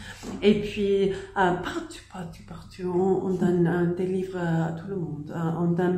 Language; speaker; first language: French; non-native, learner; English